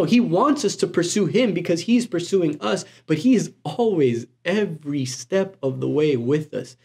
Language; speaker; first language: English; native; English